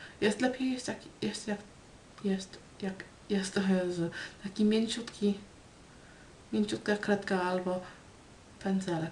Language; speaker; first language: Polish; early bilingual, heritage; Polish